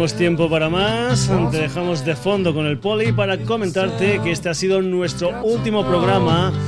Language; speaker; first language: Spanish; native; Spanish